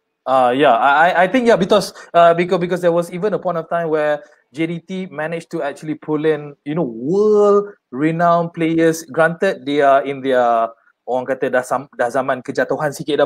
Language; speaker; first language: English; non-native, local second language; Malay